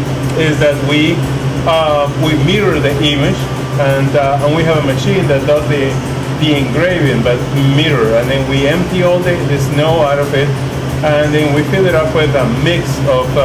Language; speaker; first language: English; non-native, fluent; Spanish